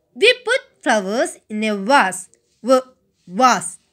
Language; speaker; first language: English; non-native, local second language; Malayalam